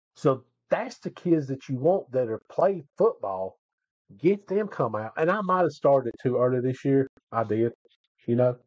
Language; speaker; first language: English; native; English